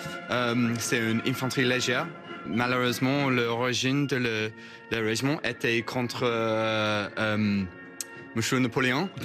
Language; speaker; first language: French; non-native, fluent; English